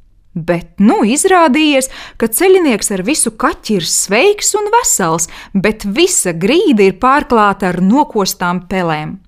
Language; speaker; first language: Latvian; native; Latvian